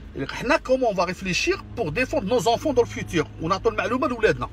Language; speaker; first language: French; non-native, local second language; Arabic